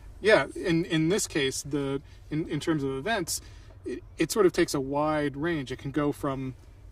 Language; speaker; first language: English; native; English